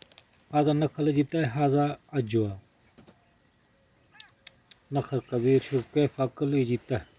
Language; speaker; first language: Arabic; non-native, learner; Urdu